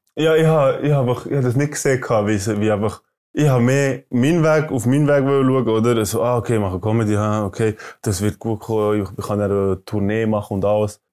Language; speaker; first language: German; early bilingual, other home language; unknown